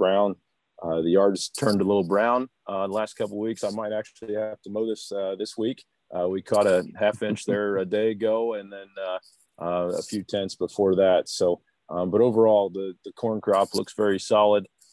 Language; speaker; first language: English; native; English